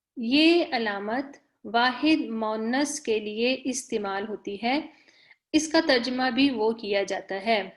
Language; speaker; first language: Urdu; native; Urdu